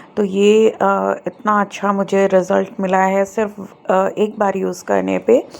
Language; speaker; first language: Hindi; non-native, local second language; Bangla